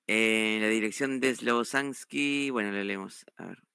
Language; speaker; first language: Spanish; native; Spanish